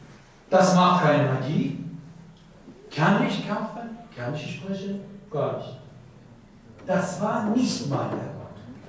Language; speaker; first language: German; non-native, learner; Persian